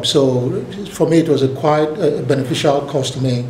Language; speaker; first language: English; native; English